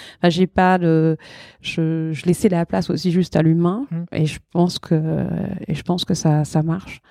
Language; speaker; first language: French; early bilingual, other home language; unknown